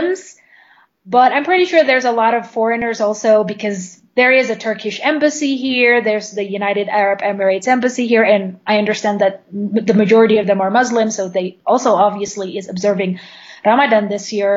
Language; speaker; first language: English; non-native, fluent; Indonesian